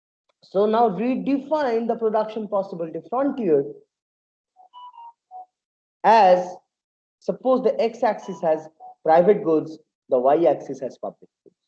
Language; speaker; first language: English; non-native, local second language; Bangla